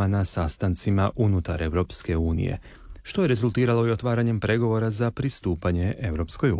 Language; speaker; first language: Serbian; native; Serbian